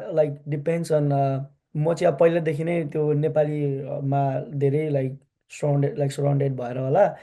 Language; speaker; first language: Nepali; early bilingual, heritage; Nepali